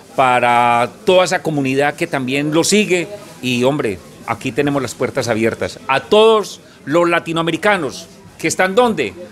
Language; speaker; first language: Spanish; native; Spanish